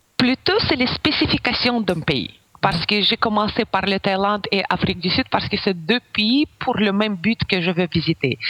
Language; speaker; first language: French; non-native, fluent; Ukrainian